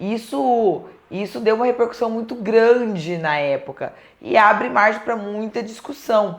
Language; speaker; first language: Portuguese; native; Portuguese